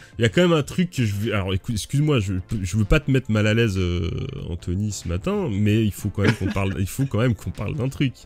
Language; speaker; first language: French; native; French